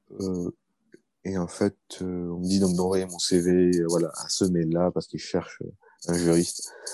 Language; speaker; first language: French; early bilingual, other home language; Arabic